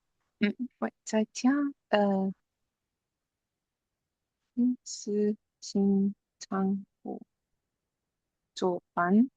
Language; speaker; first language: Chinese; non-native, learner; English